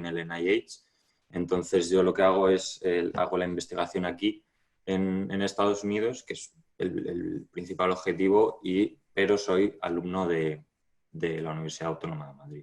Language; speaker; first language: Spanish; native; Spanish